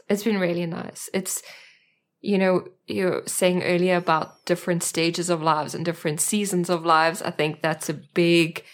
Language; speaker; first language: English; native; English